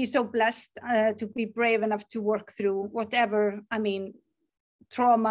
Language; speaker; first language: English; non-native, fluent; Icelandic